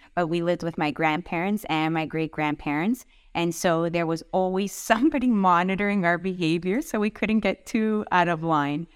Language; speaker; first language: English; native; English